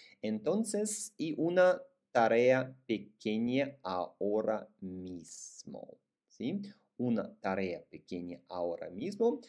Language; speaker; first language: Spanish; non-native, fluent; Russian